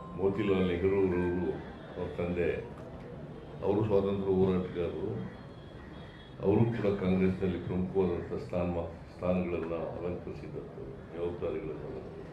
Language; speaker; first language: Kannada; native; Kannada